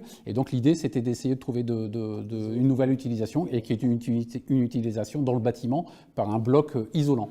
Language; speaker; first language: French; native; French